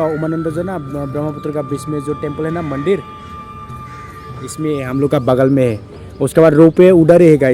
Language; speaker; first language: Hindi; non-native, local second language; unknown